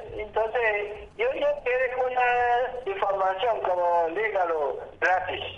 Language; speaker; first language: Spanish; non-native, learner; Chinese